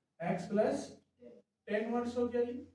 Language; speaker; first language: Hindi; native; Hindi